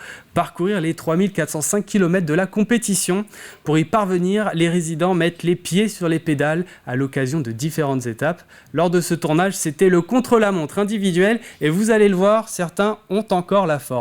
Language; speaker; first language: French; native; French